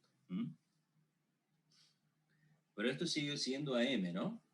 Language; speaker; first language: Spanish; native; Spanish